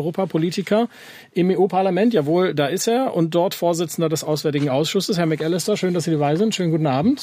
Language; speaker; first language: German; native; German